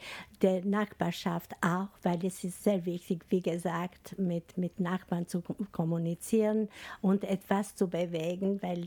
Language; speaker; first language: German; non-native, fluent; Albanian